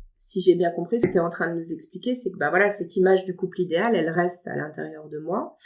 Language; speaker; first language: French; native; French